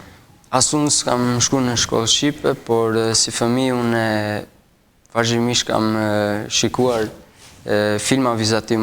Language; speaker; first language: Albanian; early bilingual, heritage; Albanian